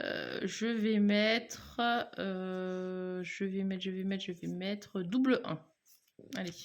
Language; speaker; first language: French; native; French